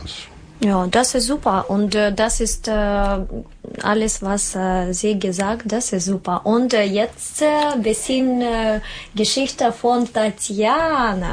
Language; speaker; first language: German; non-native, learner; Russian